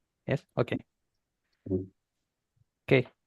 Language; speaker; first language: English; non-native, fluent; Indonesian